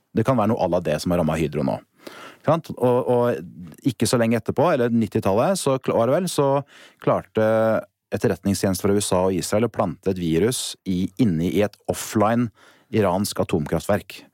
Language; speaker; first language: Norwegian; native; Norwegian